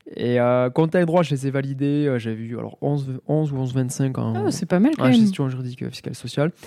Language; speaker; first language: French; native; French